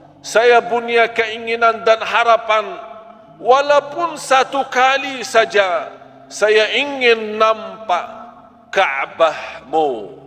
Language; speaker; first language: Malay; non-native, fluent; Arabic